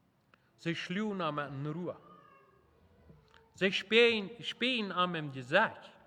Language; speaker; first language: German; non-native, local second language; Plautdietsch